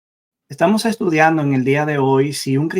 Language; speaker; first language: Spanish; native; Spanish